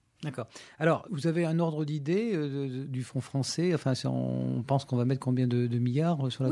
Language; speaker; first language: French; native; French